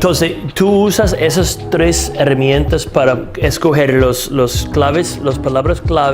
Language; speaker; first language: Spanish; non-native, fluent; English